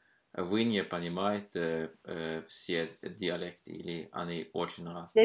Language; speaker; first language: Russian; non-native, fluent; Norwegian